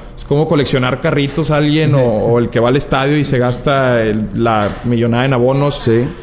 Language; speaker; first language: Spanish; native; Spanish